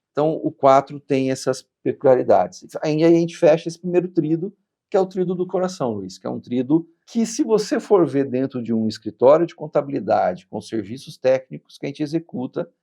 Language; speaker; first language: Portuguese; native; Portuguese